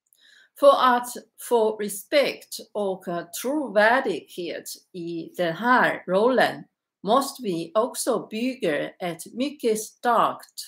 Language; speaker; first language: Swedish; non-native, learner; Chinese